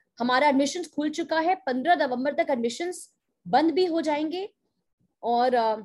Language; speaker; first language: Hindi; native; Hindi